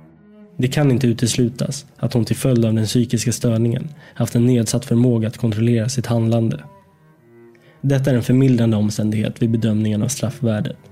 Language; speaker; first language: Swedish; native; Swedish